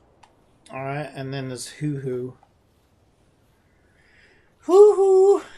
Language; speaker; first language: English; native; English